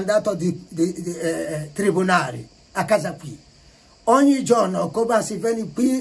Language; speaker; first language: Italian; non-native, learner; Igbo